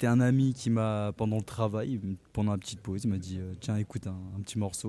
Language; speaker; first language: French; native; French